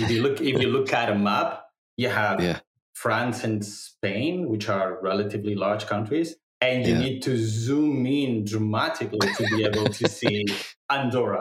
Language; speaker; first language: English; non-native, fluent; Catalan